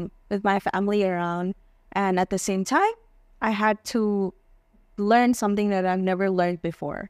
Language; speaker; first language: English; non-native, fluent; Indonesian